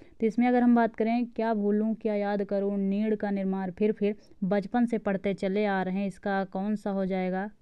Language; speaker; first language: Hindi; native; Hindi